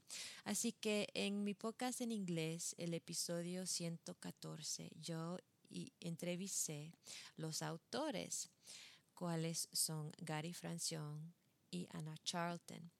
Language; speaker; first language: Spanish; non-native, fluent; English